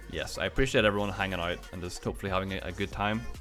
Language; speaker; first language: English; native; English